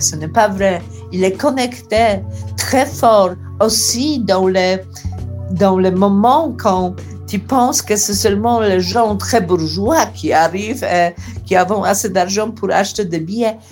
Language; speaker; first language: French; non-native, learner; Polish